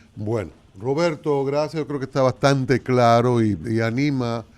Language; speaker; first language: Spanish; native; Spanish